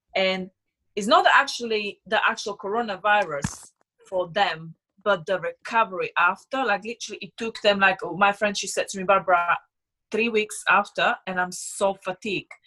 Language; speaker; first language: English; non-native, fluent; Slovak